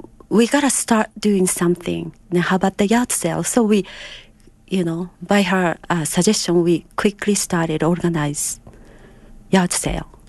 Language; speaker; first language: English; non-native, fluent; Japanese